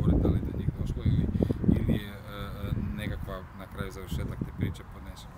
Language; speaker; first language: Croatian; native; Croatian